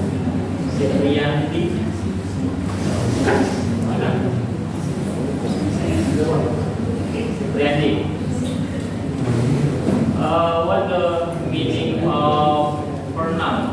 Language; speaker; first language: English; non-native, fluent; Indonesian